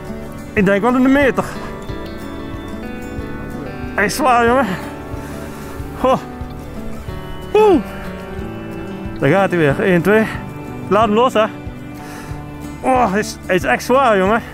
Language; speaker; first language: Dutch; native; Dutch